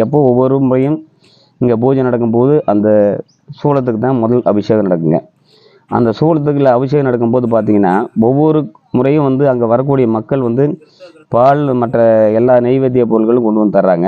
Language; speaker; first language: Tamil; native; Tamil